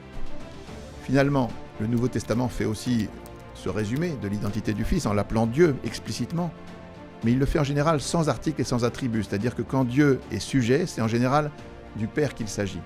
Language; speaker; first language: French; native; French